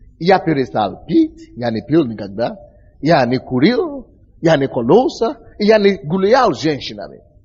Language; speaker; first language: Russian; non-native, fluent; Yoruba